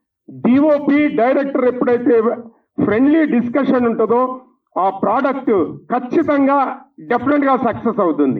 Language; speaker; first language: Telugu; native; Telugu